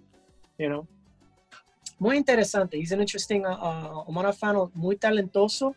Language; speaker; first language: Spanish; early bilingual, heritage; English